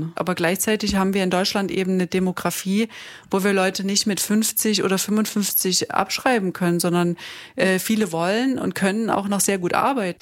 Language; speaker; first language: German; native; German